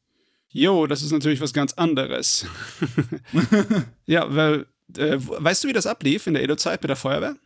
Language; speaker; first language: German; native; German